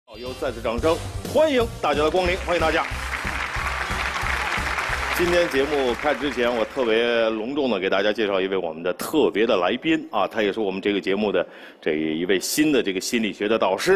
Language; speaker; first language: Chinese; native; Chinese